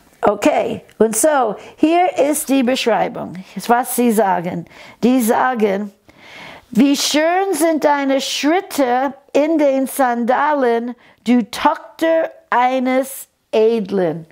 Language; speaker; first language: German; non-native, fluent; English